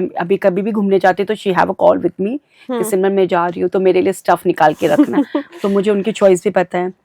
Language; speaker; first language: Hindi; native; Hindi